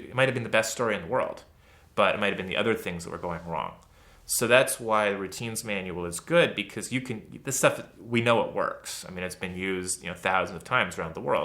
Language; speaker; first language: English; native; English